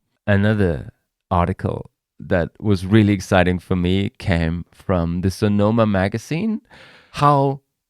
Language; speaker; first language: English; non-native, fluent; German